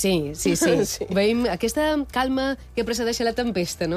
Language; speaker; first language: Catalan; native; Catalan